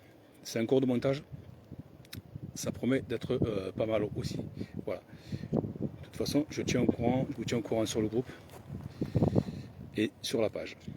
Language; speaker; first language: French; native; French